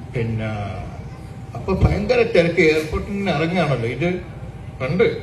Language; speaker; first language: Malayalam; early bilingual, heritage; Malayalam